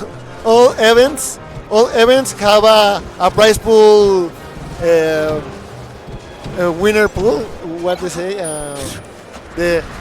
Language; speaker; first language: English; non-native, learner; Spanish